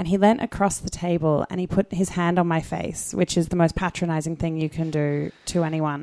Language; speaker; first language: English; native; English